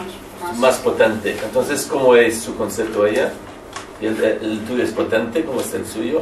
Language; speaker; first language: Spanish; non-native, learner; French